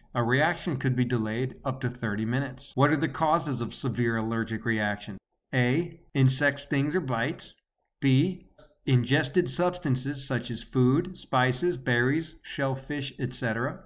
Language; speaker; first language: English; native; English